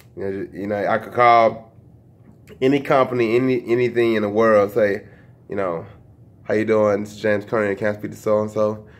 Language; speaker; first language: English; native; English